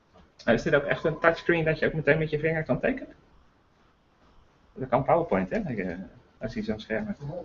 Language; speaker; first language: Dutch; native; Dutch